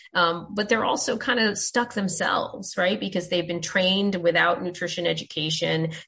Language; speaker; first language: English; native; English